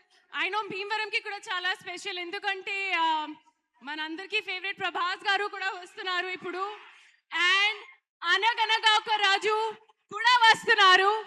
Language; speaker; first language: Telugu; non-native, learner; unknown